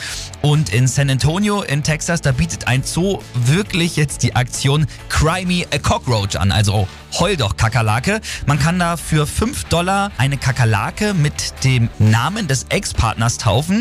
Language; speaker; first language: German; native; German